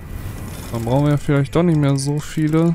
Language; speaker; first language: German; native; German